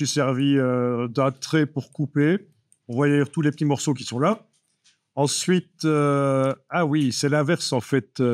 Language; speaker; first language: French; native; French